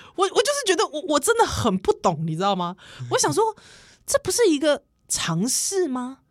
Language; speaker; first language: Chinese; native; Chinese